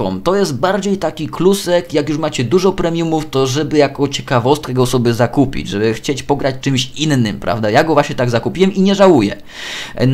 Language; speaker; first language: Polish; native; Polish